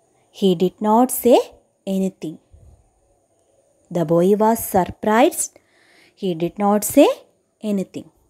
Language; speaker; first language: English; non-native, local second language; Malayalam